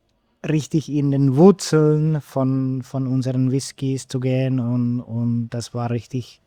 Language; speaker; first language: German; non-native, fluent; Finnish